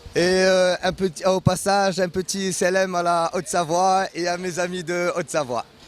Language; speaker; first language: French; early bilingual, other home language; Arabic